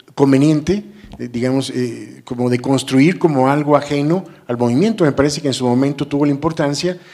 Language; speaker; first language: Spanish; native; Spanish